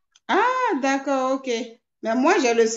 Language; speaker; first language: French; non-native, learner; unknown